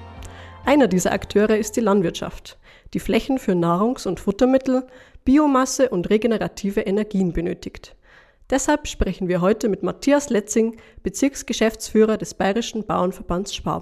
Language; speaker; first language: German; native; German